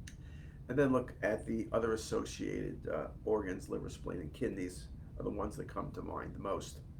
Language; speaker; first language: English; native; English